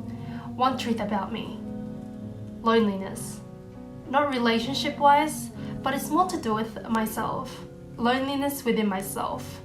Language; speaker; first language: English; non-native, fluent; Korean